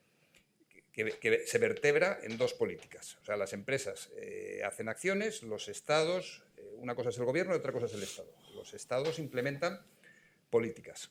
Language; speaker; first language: Spanish; native; Spanish